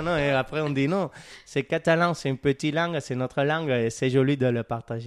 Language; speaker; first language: French; non-native, learner; Catalan